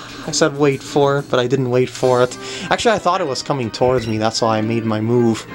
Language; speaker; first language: English; native; English